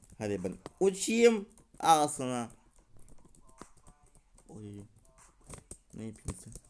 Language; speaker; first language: Turkish; non-native, learner; Russian